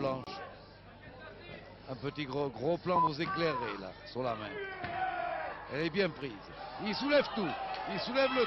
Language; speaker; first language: French; native; French